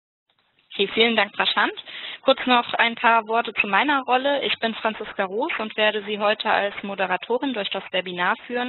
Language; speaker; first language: German; native; German